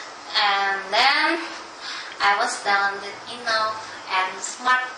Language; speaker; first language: English; non-native, learner; Indonesian